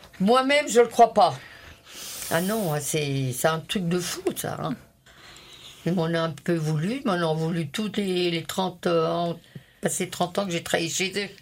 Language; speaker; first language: French; early bilingual, other home language; Italian